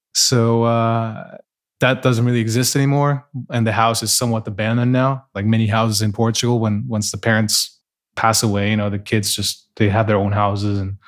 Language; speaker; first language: English; non-native, fluent; Portuguese